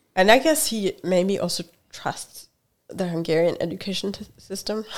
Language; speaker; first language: English; non-native, fluent; Hungarian